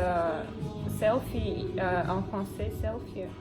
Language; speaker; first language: French; non-native, learner; Russian